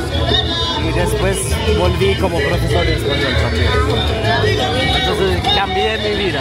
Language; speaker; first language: Spanish; non-native, fluent; Swedish